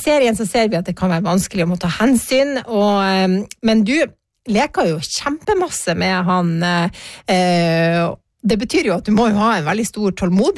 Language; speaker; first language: Norwegian; native; Norwegian